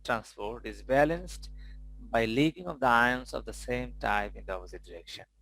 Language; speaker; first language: English; non-native, local second language; Bangla